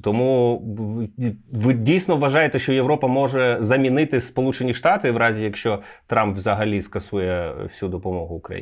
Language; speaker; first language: Ukrainian; native; Ukrainian